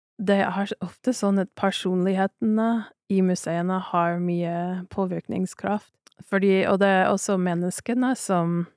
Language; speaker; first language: Norwegian; non-native, fluent; English